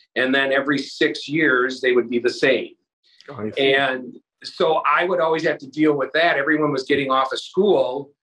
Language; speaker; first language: English; native; English